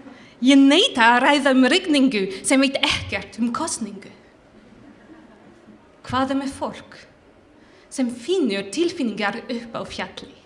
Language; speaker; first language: Icelandic; non-native, learner; French